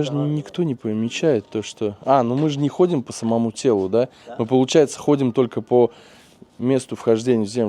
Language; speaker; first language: Russian; native; Russian